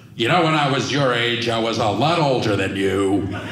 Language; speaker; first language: English; native; English